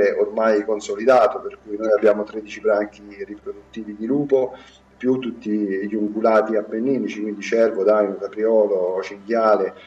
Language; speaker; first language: Italian; native; Italian